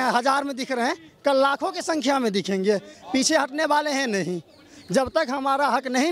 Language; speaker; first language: Hindi; native; Hindi